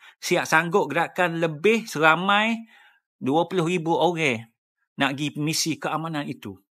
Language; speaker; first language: Malay; native; Malay